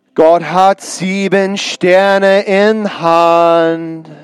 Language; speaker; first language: German; non-native, learner; English